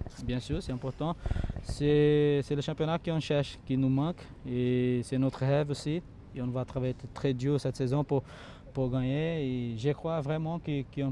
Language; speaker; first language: French; non-native, learner; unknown